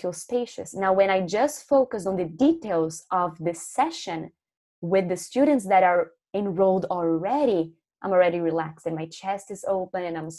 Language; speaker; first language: English; non-native, fluent; Portuguese